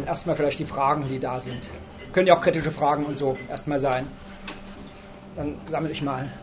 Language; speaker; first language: German; native; German